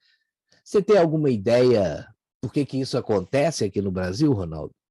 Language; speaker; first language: Portuguese; native; Portuguese